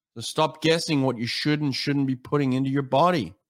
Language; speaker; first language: English; native; English